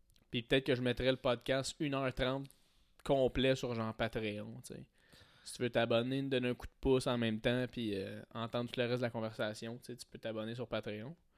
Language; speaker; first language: French; native; French